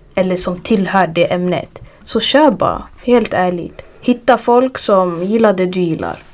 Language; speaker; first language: Swedish; early bilingual, other home language; Arabic